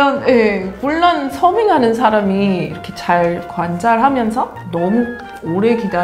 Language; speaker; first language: Korean; non-native, fluent; English